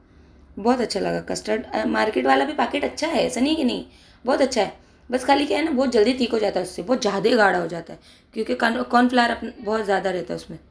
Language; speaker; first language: Hindi; native; Hindi